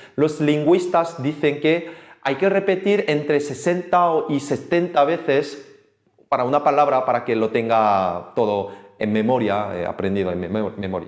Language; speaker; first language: Spanish; non-native, fluent; Korean